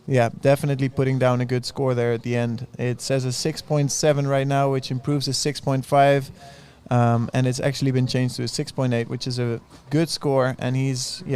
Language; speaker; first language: English; non-native, fluent; Dutch